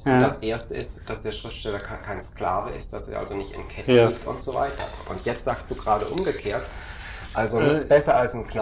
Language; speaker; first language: German; native; German